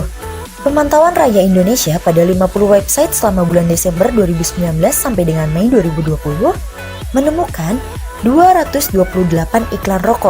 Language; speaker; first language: Indonesian; native; Indonesian